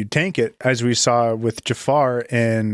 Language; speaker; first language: English; native; English